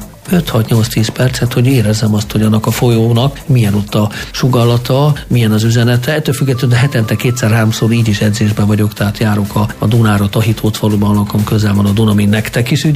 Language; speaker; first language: Hungarian; native; Hungarian